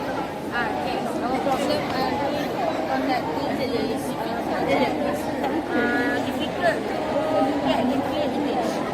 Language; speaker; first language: English; non-native, local second language; Malay